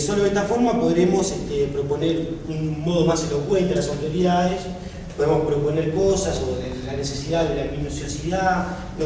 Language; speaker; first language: Spanish; native; Spanish